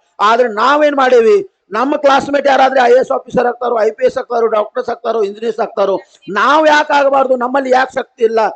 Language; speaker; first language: Kannada; non-native, local second language; Marathi